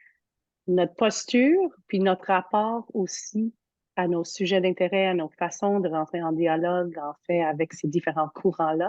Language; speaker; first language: French; native; French